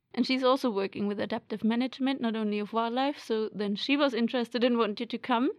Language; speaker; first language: English; non-native, fluent; German